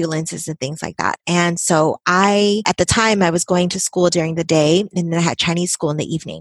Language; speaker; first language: English; native; English